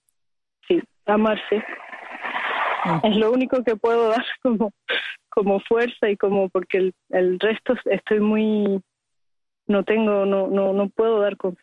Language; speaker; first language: Spanish; early bilingual, heritage; Spanish